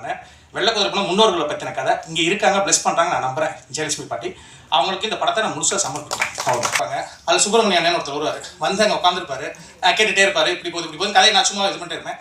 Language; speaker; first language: Tamil; native; Tamil